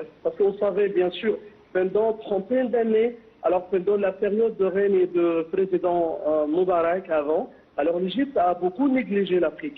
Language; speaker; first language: French; non-native, fluent; Arabic